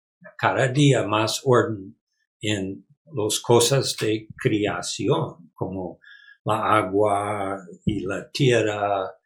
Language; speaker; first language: Spanish; non-native, learner; English